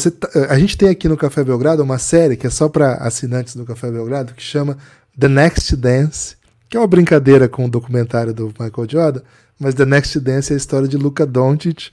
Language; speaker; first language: Portuguese; native; Portuguese